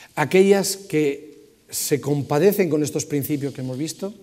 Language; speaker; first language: Spanish; native; Spanish